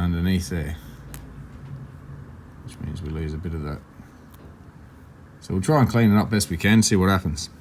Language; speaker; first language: English; native; English